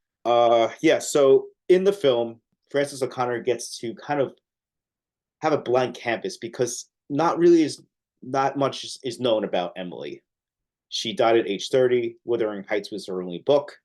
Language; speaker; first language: English; native; English